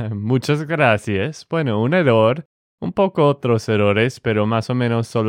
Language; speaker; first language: Spanish; non-native, fluent; English